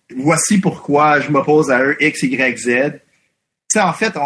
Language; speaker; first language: French; non-native, fluent; English